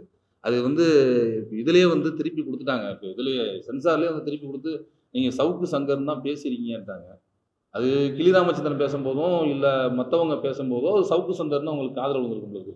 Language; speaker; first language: Tamil; native; Tamil